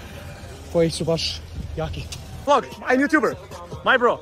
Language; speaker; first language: Croatian; native; Croatian